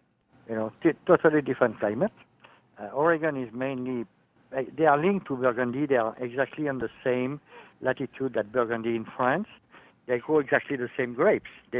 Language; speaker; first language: English; non-native, fluent; French